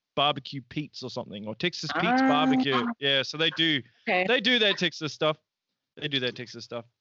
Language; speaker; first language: English; native; English